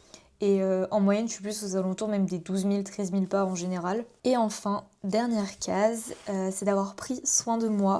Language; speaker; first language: French; native; French